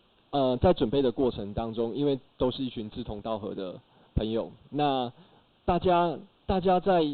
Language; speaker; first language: Chinese; native; Chinese